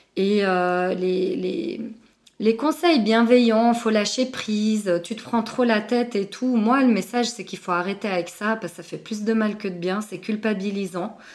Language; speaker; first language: French; early bilingual, other home language; Arabic